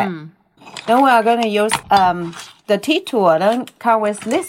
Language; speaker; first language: English; non-native, learner; Chinese